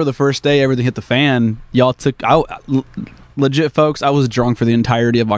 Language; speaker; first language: English; early bilingual, other home language; Spanish